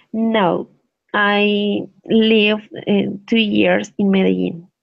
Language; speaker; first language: English; non-native, learner; Spanish